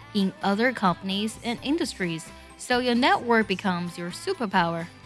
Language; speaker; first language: English; non-native, fluent; Chinese